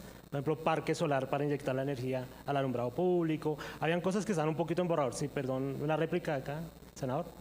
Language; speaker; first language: Spanish; native; Spanish